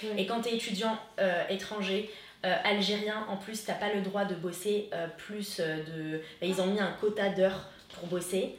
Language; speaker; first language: French; non-native, local second language; Arabic